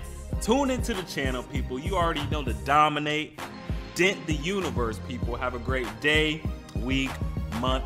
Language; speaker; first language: English; native; English